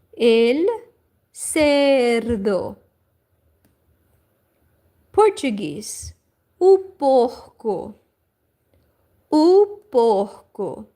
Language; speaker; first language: Portuguese; non-native, fluent; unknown